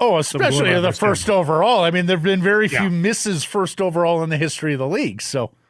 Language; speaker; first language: English; native; English